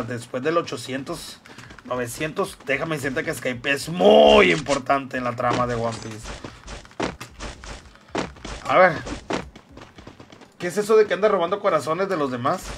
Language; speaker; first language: Spanish; native; Spanish